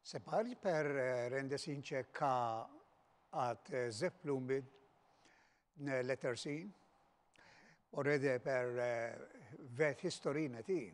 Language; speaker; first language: Albanian; non-native, fluent; Maltese